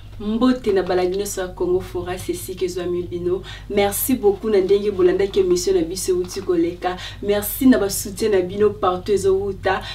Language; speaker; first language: Lingala; native; Lingala